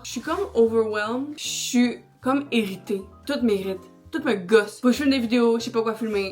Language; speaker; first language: French; native; French